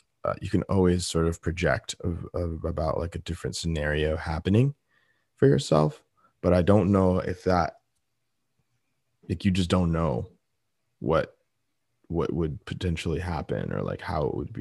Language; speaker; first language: English; native; English